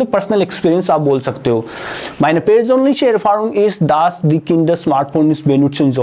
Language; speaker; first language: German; non-native, fluent; Hindi